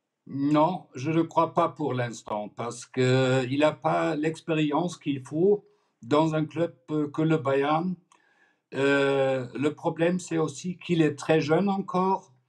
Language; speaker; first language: French; non-native, fluent; German